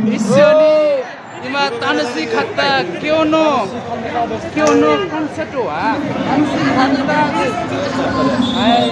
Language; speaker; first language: Japanese; non-native, learner; Nepali